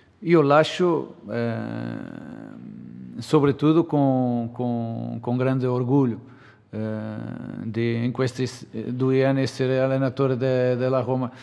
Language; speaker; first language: Italian; non-native, fluent; Portuguese